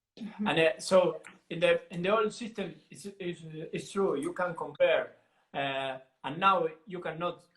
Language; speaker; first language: English; non-native, learner; Italian